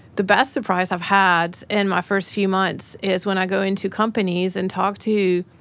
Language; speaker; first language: English; non-native, fluent; French